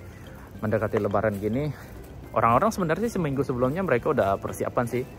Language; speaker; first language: Indonesian; native; Indonesian